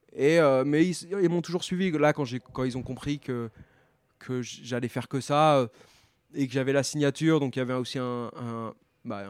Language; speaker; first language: French; native; French